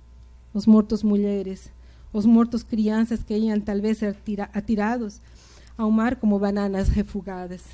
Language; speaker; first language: Portuguese; non-native, fluent; Spanish